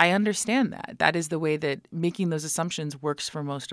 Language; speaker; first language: English; native; English